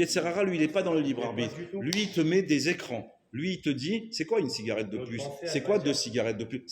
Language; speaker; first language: French; native; French